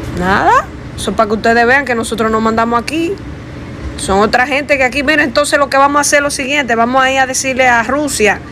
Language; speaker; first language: Spanish; native; Spanish